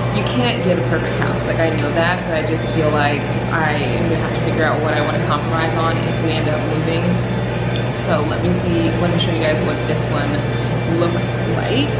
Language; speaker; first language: English; native; English